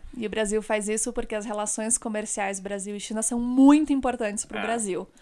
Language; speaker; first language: Portuguese; native; Portuguese